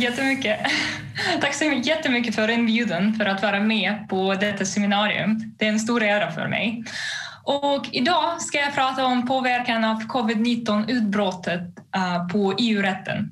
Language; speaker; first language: Swedish; non-native, fluent; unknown